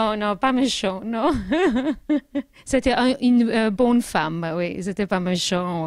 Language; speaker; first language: French; non-native, learner; Spanish